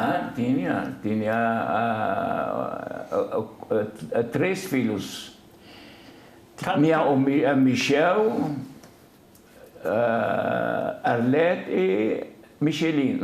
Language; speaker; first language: Portuguese; non-native, fluent; Arabic